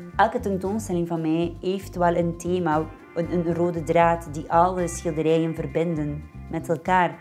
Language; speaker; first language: Dutch; non-native, fluent; Spanish